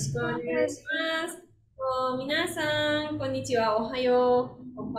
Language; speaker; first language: Japanese; non-native, learner; Spanish